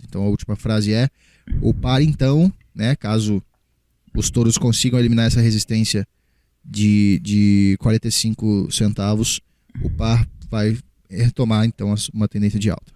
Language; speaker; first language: Portuguese; native; Portuguese